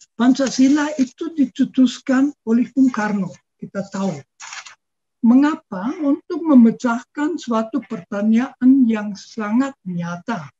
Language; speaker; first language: Indonesian; non-native, fluent; German